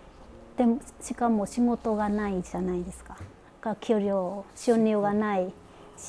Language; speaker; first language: Japanese; non-native, fluent; Vietnamese